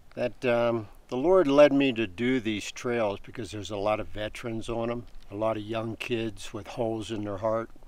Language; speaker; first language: English; native; English